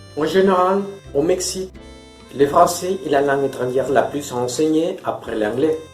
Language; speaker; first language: French; non-native, fluent; Spanish